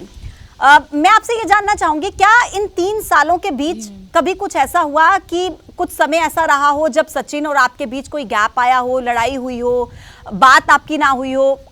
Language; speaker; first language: Hindi; native; Hindi